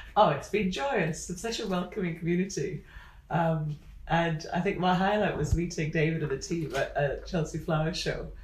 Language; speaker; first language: English; native; English